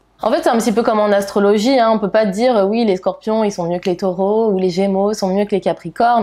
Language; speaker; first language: French; native; French